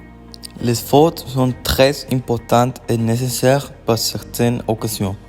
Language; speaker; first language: French; non-native, learner; Spanish